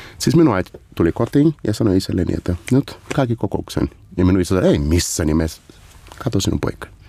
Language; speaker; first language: Finnish; non-native, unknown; Portuguese